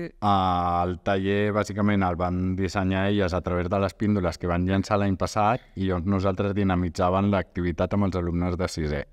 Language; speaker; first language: Catalan; non-native, local second language; Spanish